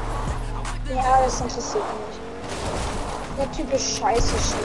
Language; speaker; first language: German; early bilingual, other home language; Macedonian